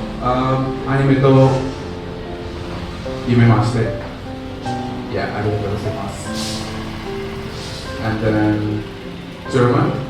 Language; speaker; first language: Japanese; non-native, learner; Tamil